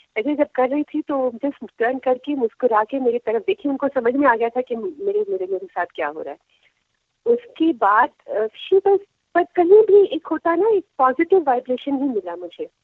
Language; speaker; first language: Hindi; non-native, local second language; Tamil